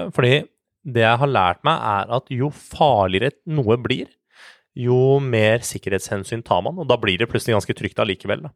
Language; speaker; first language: Norwegian; early bilingual, other home language; Persian